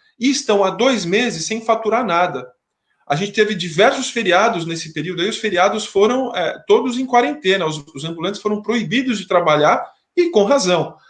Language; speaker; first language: Portuguese; native; Portuguese